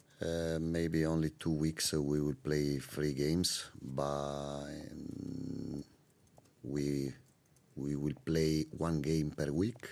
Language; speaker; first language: English; non-native, learner; Italian